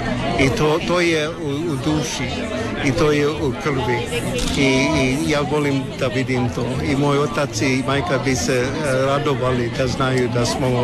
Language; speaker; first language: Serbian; early bilingual, heritage; Croatian